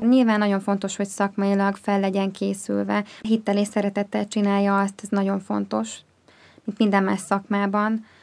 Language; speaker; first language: Hungarian; native; Hungarian